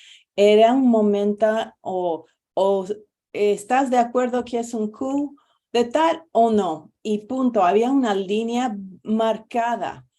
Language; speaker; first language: Spanish; non-native, fluent; English